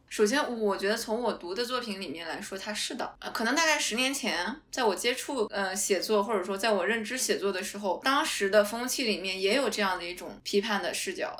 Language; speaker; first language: Chinese; non-native, local second language; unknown